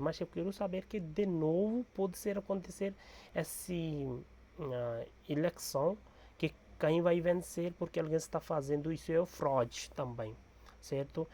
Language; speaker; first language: Portuguese; non-native, learner; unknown